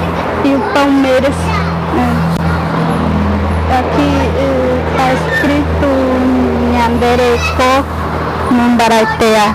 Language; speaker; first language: Portuguese; non-native, local second language; Guarani